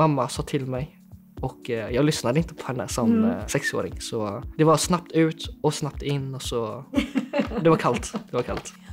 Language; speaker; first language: Swedish; early bilingual, other home language; Chinese